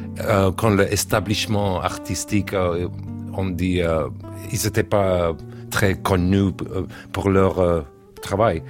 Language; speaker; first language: French; non-native, learner; English